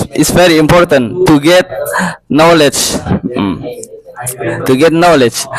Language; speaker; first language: English; non-native, learner; Indonesian